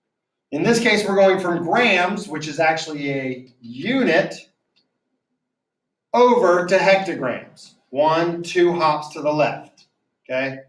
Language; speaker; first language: English; native; English